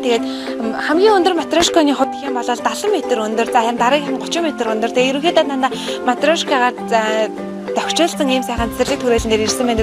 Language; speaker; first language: Mongolian; native; Mongolian